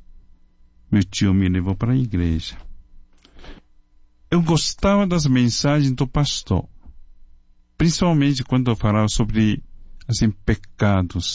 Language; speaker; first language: Portuguese; non-native, fluent; Chinese